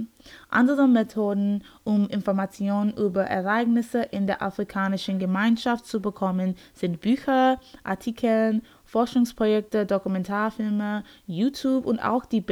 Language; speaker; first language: German; non-native, learner; English